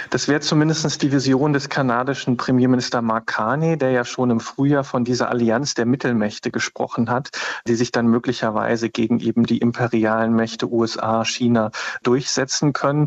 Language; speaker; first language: German; native; German